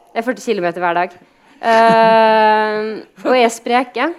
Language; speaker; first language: Norwegian; native; Norwegian